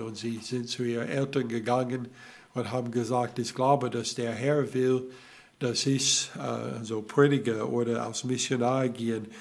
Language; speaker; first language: German; non-native, learner; English